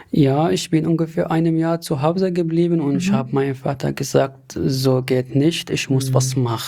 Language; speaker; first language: German; non-native, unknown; Arabic